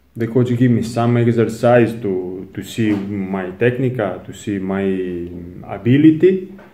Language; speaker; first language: English; non-native, learner; Italian